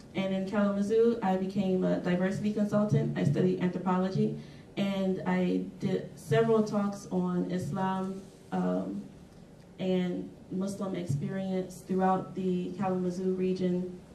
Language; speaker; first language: English; native; English